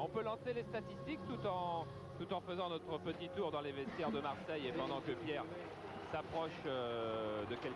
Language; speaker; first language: French; native; French